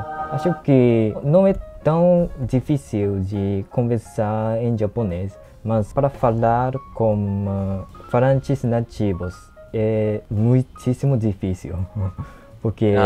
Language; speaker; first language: Portuguese; non-native, learner; Japanese